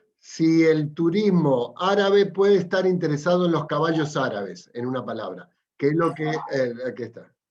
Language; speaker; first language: Spanish; native; Spanish